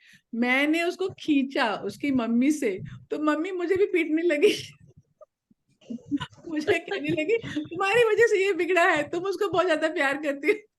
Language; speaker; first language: Hindi; native; Hindi